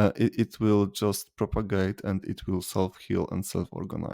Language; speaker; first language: English; non-native, fluent; Polish